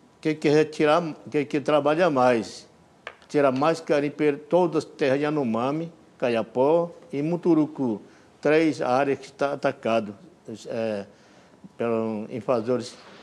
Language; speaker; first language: Portuguese; non-native, local second language; Yanomámi